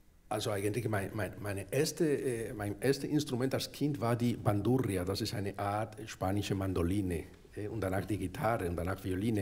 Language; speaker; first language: German; non-native, fluent; Spanish